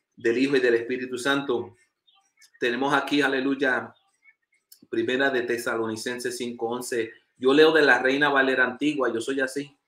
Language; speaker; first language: Spanish; early bilingual, heritage; Spanish